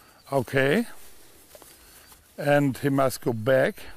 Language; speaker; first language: English; non-native, learner; German